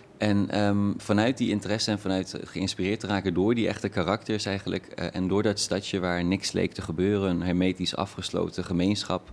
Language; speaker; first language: Dutch; early bilingual, other home language; Persian